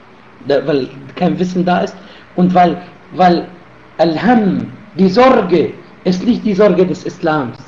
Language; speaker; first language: German; non-native, fluent; Arabic